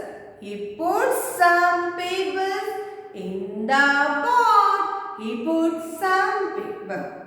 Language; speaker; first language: English; non-native, local second language; Hindi